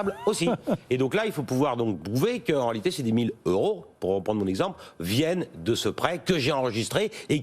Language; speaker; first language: French; native; French